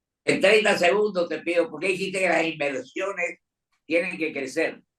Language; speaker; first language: Spanish; native; Spanish